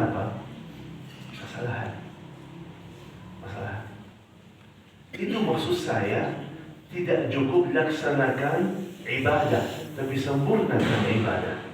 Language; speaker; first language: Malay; non-native, fluent; Arabic